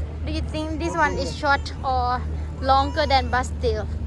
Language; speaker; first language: English; non-native, learner; Thai